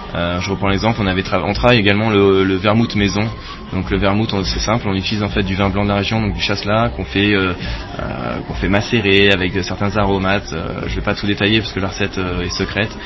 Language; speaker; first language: French; native; French